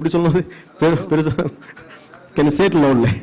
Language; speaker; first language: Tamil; non-native, local second language; Telugu